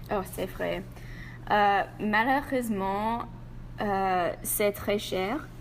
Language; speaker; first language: French; non-native, learner; English